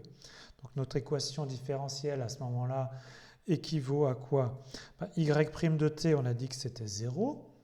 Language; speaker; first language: French; native; French